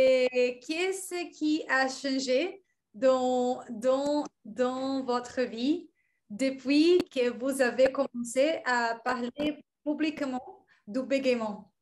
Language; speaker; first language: French; non-native, learner; English